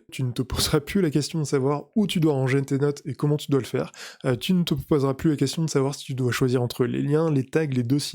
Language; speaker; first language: French; native; French